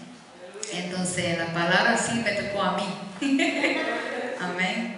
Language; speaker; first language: Spanish; early bilingual, heritage; Spanish